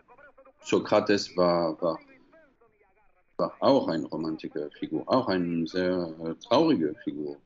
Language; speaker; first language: German; non-native, fluent; French